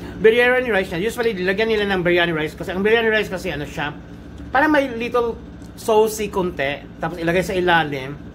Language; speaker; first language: Filipino; non-native, local second language; Cebuano